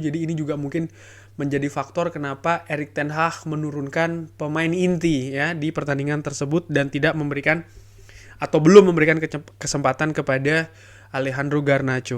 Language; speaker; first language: Indonesian; native; Indonesian